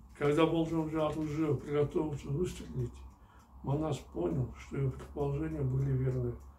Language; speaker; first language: Russian; non-native, local second language; Kyrgyz